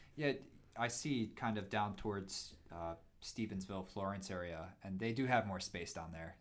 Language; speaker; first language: English; native; English